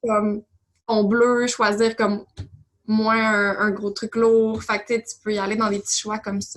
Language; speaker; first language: French; native; French